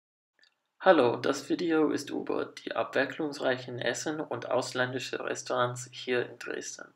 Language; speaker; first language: German; non-native, learner; English